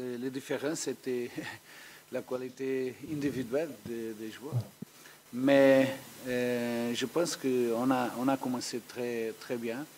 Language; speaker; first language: French; non-native, learner; Spanish